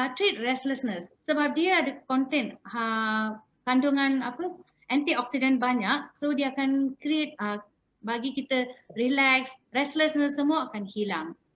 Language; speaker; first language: Malay; non-native, local second language; Tamil